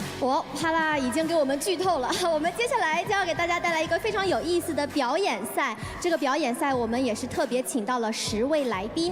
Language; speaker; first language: Chinese; native; Chinese